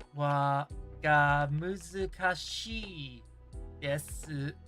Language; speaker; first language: Japanese; non-native, learner; English